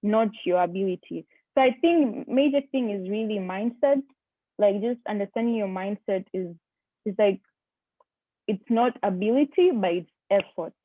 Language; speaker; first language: English; non-native, local second language; Swahili